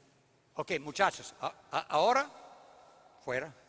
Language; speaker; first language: Spanish; non-native, learner; English